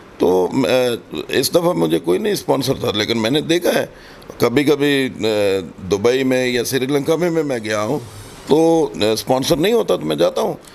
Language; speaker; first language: Urdu; non-native, local second language; Punjabi